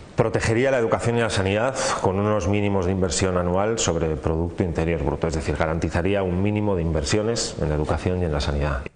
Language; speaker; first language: Spanish; native; Spanish